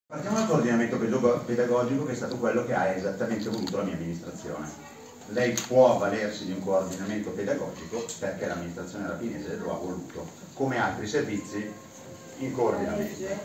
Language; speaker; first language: Italian; native; Italian